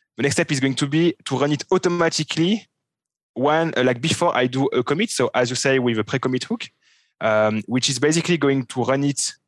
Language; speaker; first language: English; non-native, fluent; French